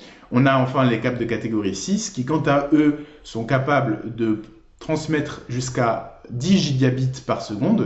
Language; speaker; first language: French; native; French